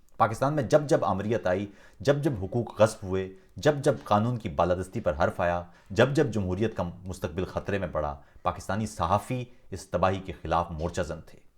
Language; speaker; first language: Urdu; native; Urdu